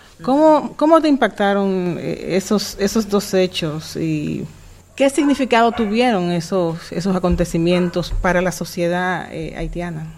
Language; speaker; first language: Spanish; native; Spanish